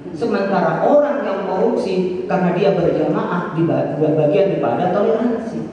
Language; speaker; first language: Indonesian; non-native, local second language; Madurese